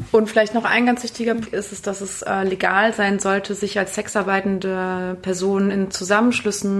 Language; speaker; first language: German; native; German